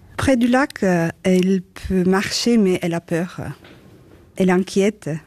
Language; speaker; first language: French; non-native, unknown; Turkish